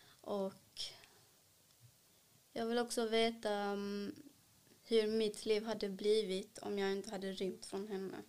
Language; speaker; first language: Swedish; early bilingual, other home language; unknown